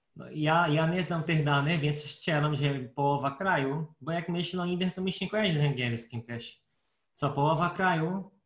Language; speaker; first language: Polish; non-native, fluent; Portuguese